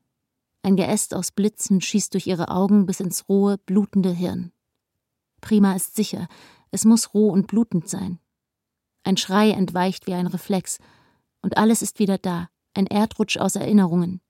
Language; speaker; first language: German; native; German